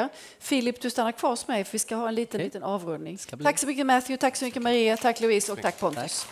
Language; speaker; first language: Swedish; native; Swedish